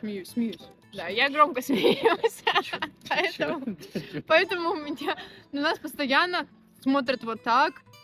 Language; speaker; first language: Russian; native; Russian